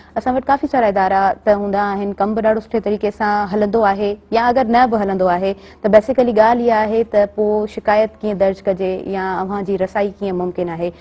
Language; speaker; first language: Sindhi; native; Sindhi